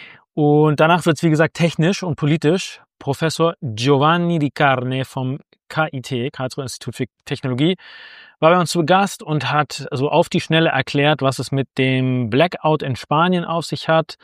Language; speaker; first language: German; native; German